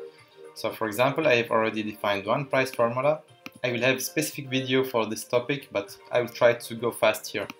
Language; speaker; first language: English; non-native, fluent; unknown